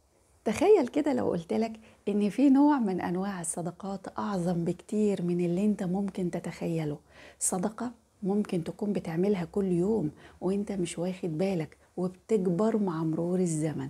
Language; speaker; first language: Arabic; native; Arabic